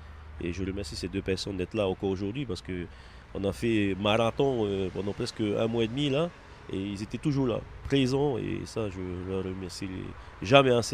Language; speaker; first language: French; native; French